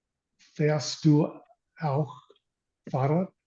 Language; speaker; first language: German; non-native, learner; English